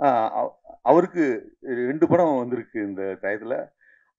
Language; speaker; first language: Tamil; native; Tamil